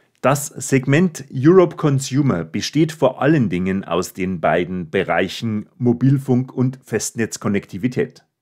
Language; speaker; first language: German; native; German